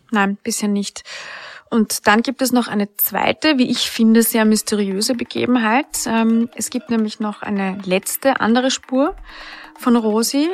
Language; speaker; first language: German; native; German